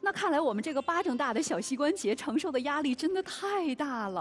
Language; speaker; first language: Chinese; native; Chinese